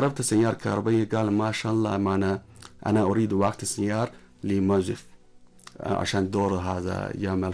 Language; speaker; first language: Arabic; non-native, learner; Chinese